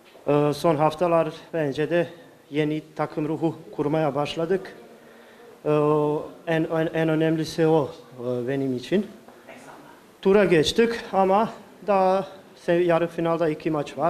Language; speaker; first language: Turkish; non-native, fluent; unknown